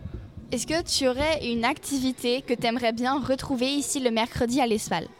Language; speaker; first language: French; native; French